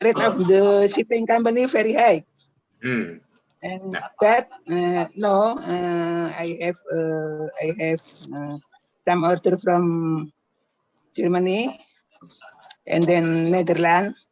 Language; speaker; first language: English; non-native, learner; Indonesian